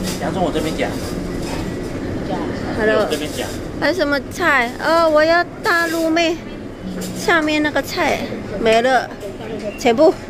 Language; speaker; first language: Chinese; non-native, learner; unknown